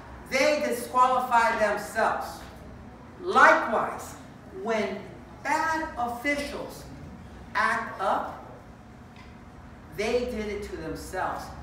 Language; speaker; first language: English; early bilingual, other home language; Spanish